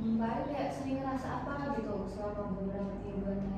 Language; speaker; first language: Indonesian; native; Indonesian